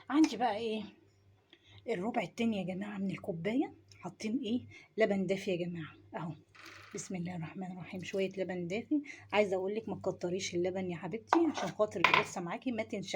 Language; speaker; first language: Arabic; native; Arabic